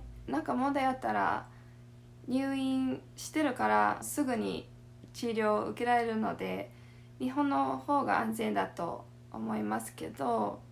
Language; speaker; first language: Japanese; non-native, fluent; English